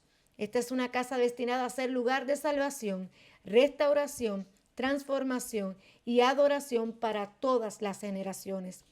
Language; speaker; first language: Spanish; native; Spanish